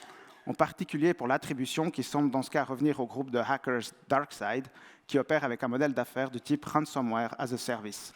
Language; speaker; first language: French; native; French